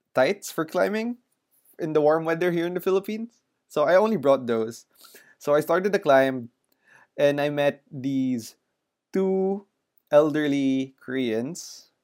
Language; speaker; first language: English; non-native, local second language; Filipino